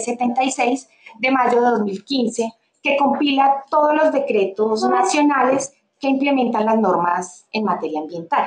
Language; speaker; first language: Spanish; native; Spanish